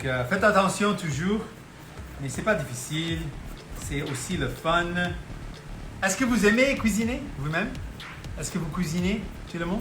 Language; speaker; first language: French; non-native, local second language; Punjabi